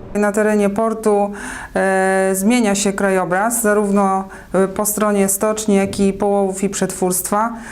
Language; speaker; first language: Polish; native; Polish